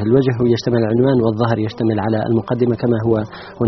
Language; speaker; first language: Arabic; native; Arabic